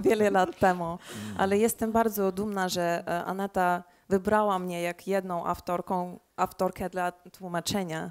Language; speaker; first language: Polish; early bilingual, heritage; Polish